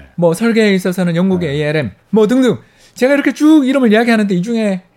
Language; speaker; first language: Korean; native; Korean